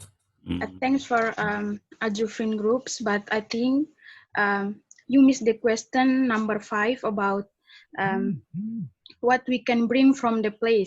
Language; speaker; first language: English; non-native, fluent; Indonesian